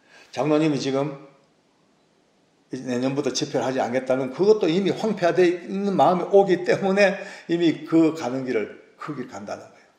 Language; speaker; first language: Korean; native; Korean